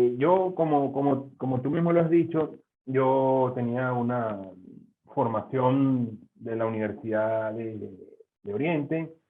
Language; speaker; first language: Spanish; native; Spanish